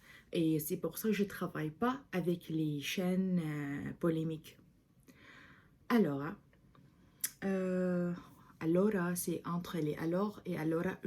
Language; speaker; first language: French; non-native, fluent; English